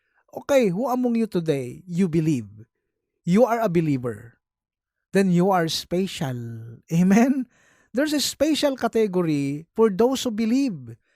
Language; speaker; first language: English; non-native, local second language; Filipino